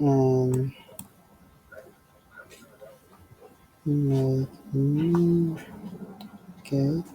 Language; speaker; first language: English; non-native, learner; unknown